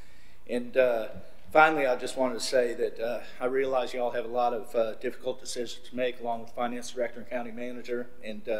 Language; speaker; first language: English; native; English